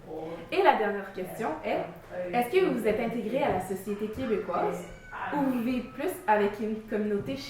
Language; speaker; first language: French; native; French